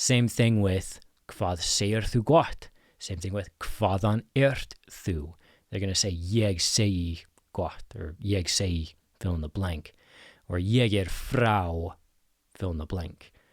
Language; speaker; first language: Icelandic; non-native, fluent; English